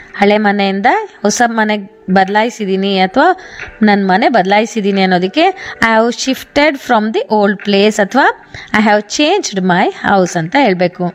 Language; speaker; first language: Kannada; native; Kannada